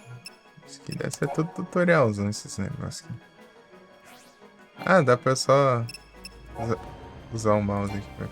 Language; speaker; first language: Portuguese; native; Portuguese